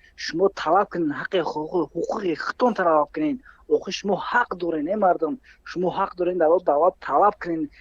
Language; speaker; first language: Tajik; native; Tajik